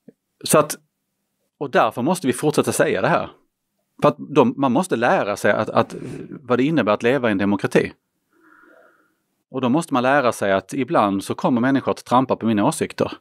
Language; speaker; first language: Swedish; native; Swedish